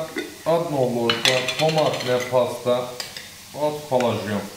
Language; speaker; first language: Russian; non-native, learner; Turkish